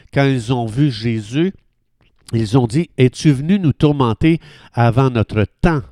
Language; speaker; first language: French; native; French